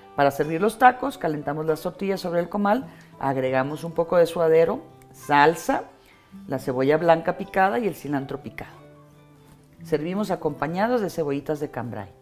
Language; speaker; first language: Spanish; native; Spanish